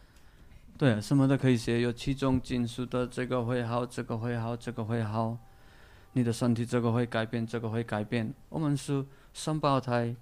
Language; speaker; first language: Chinese; non-native, fluent; Nepali